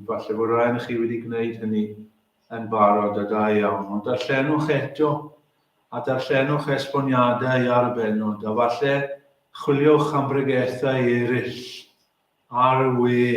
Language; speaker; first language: Welsh; native; Welsh